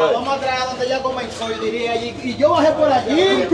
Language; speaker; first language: Spanish; native; Spanish